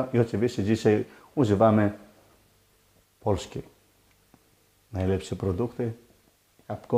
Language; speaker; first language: Polish; non-native, learner; Greek